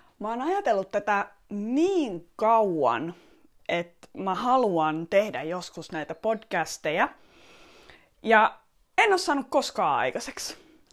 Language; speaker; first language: Finnish; early bilingual, other home language; Estonian